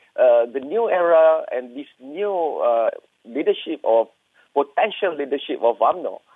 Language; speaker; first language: English; non-native, local second language; Malay